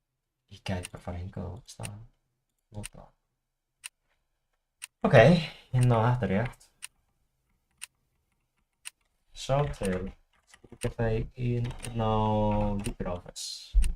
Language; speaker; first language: Icelandic; non-native, learner; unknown